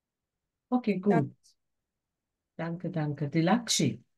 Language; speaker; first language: German; non-native, fluent; Sinhala